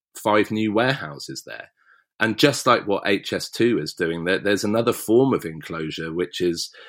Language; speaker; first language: English; native; English